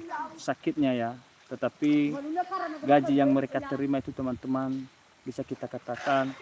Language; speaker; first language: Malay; non-native, local second language; Nias